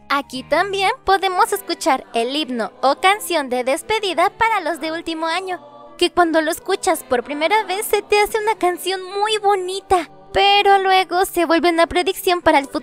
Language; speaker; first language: Spanish; native; Spanish